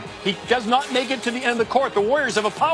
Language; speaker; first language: English; native; English